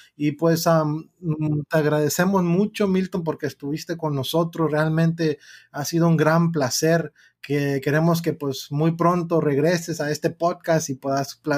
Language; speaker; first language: Spanish; early bilingual, heritage; Spanish